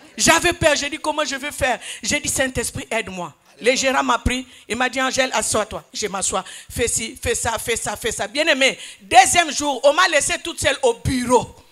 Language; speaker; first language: French; non-native, local second language; Lingala